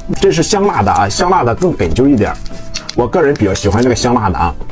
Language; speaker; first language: Chinese; native; Chinese